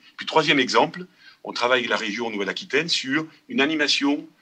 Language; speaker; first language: French; native; French